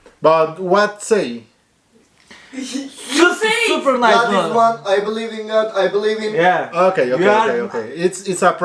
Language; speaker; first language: English; non-native, learner; Turkish